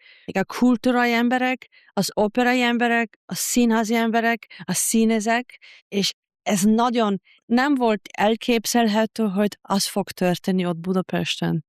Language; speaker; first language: Hungarian; non-native, learner; German